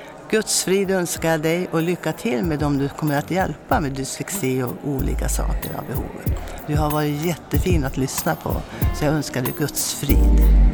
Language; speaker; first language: Swedish; native; Swedish